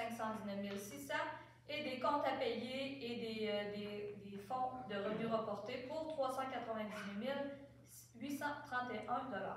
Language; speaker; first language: French; native; French